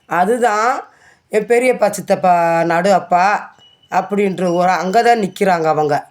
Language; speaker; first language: Tamil; native; Tamil